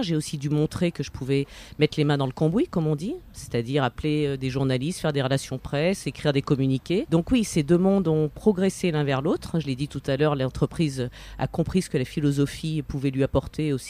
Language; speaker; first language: French; native; French